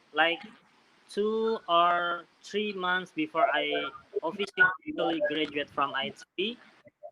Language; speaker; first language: English; non-native, learner; Indonesian